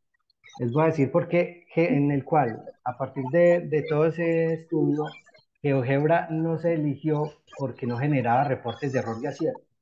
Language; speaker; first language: Spanish; native; Spanish